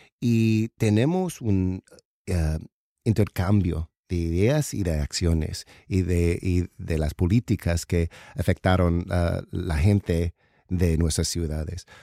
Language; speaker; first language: Spanish; non-native, learner; English